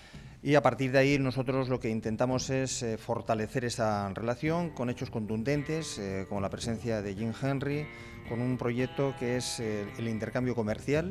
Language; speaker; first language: Spanish; native; Spanish